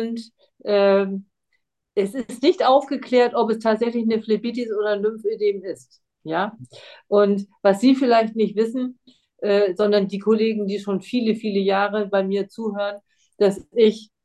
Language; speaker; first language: German; native; German